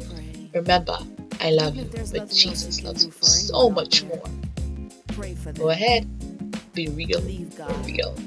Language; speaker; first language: English; native; English